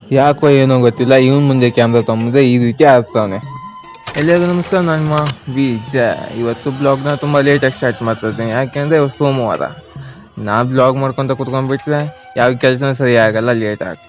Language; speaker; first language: Kannada; native; Kannada